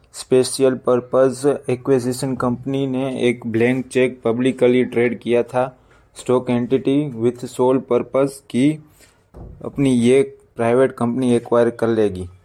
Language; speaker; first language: Hindi; non-native, local second language; Gujarati